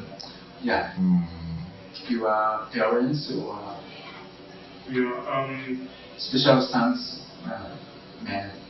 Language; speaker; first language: English; non-native, learner; Japanese